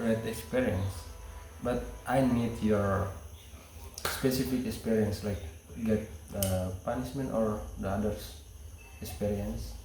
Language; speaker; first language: English; non-native, learner; Indonesian